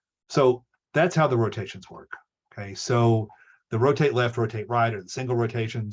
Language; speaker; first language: English; native; English